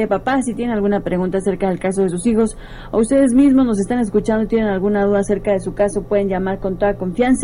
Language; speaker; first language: Spanish; native; Spanish